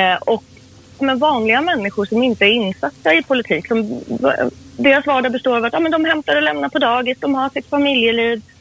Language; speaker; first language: Swedish; early bilingual, other home language; Persian